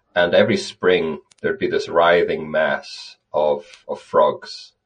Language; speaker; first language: English; native; English